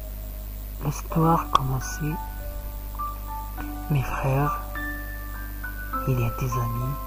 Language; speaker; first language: French; non-native, learner; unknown